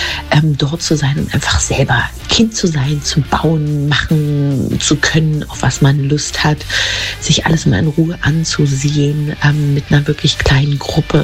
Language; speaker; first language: German; native; German